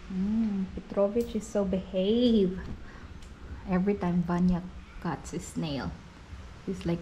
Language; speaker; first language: English; non-native, local second language; Cebuano